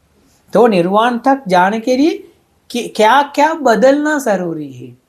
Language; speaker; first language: Hindi; non-native, fluent; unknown